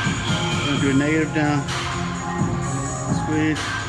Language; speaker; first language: English; native; English